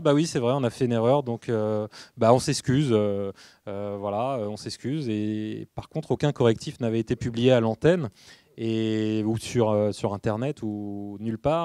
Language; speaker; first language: French; native; French